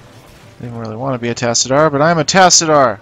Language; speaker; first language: English; native; English